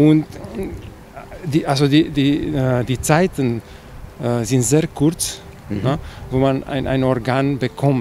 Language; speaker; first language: German; non-native, fluent; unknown